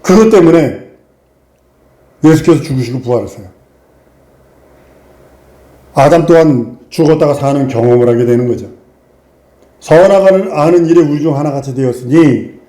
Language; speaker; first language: Korean; native; Korean